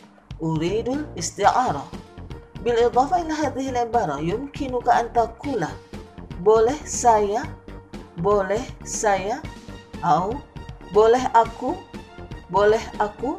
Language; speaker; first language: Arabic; non-native, fluent; Indonesian